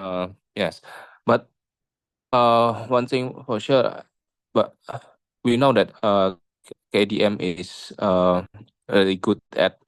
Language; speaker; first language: English; non-native, local second language; Indonesian